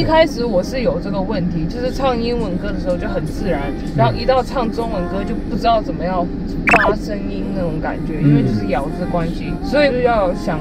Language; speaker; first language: Chinese; early bilingual, heritage; English